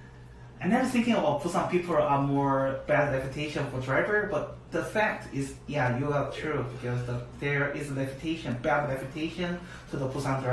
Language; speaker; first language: English; non-native, learner; Korean